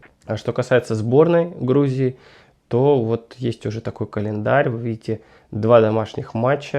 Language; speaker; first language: Russian; native; Russian